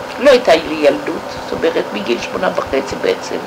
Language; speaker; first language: Hebrew; non-native, fluent; French